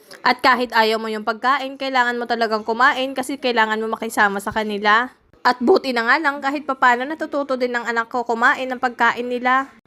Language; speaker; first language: Filipino; native; Filipino